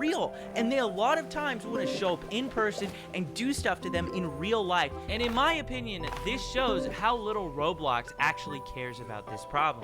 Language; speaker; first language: English; native; English